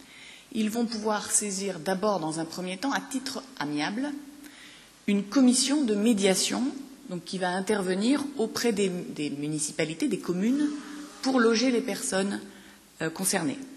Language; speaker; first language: French; native; French